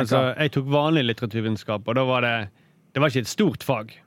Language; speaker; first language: Norwegian; native; Norwegian